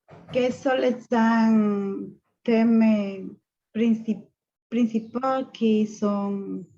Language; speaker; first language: French; non-native, learner; Spanish